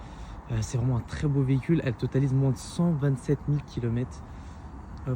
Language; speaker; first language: French; native; French